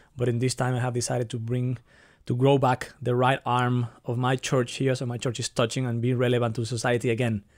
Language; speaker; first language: English; non-native, fluent; Spanish